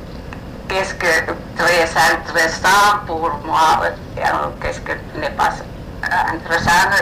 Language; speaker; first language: French; non-native, learner; Finnish